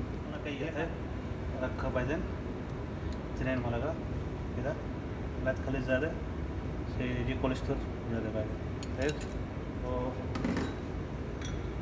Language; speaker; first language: Arabic; non-native, learner; Urdu